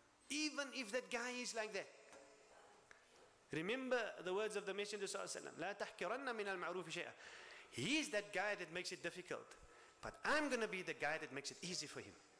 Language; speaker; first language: English; native; English